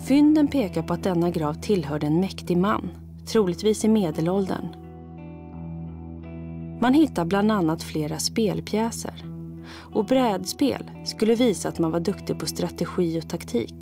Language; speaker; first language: Swedish; native; Swedish